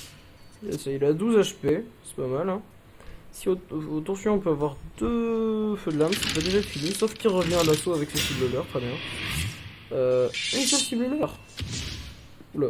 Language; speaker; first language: French; native; French